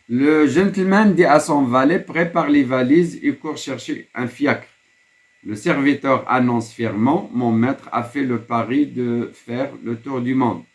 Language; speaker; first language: French; non-native, local second language; Arabic